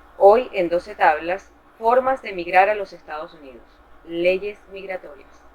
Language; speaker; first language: Spanish; native; Spanish